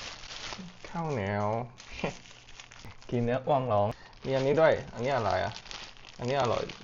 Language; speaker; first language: Thai; non-native, learner; Cantonese